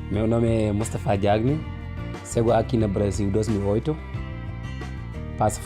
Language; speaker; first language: Portuguese; non-native, learner; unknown